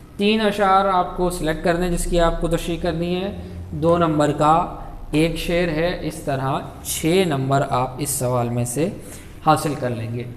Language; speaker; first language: Urdu; native; Urdu